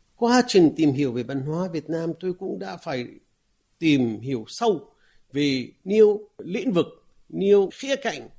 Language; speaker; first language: Vietnamese; non-native, fluent; Arabic